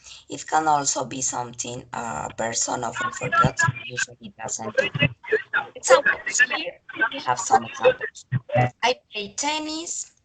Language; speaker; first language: English; non-native, learner; Spanish